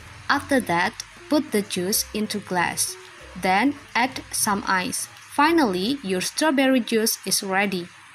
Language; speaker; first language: English; non-native, fluent; Indonesian